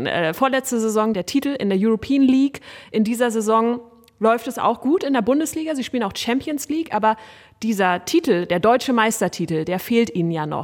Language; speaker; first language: German; native; German